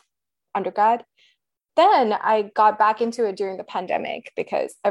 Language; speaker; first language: English; non-native, local second language; Hindi